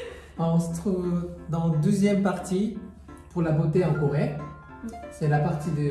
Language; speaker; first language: French; non-native, fluent; Korean